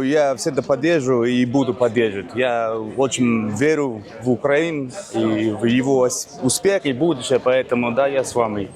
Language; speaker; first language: Russian; non-native, learner; English